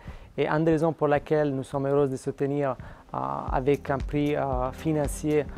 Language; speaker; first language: French; non-native, fluent; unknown